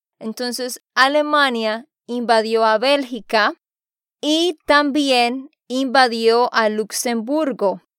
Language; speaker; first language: Spanish; native; Spanish